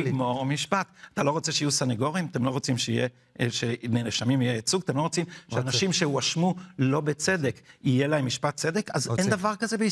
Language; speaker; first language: Hebrew; native; Hebrew